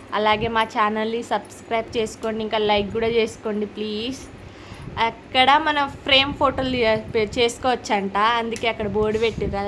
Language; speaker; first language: Telugu; non-native, local second language; Lambadi